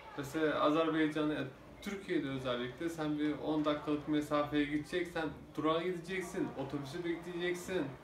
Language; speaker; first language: Turkish; native; Turkish